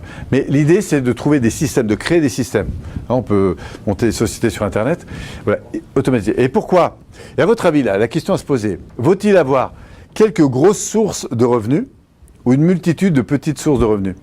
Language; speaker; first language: French; native; French